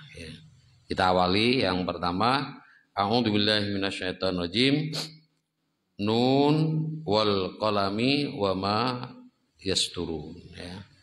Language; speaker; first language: Indonesian; non-native, local second language; Javanese